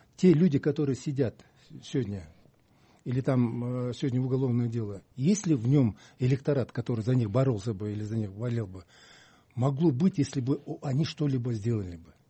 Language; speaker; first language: Russian; non-native, local second language; Kyrgyz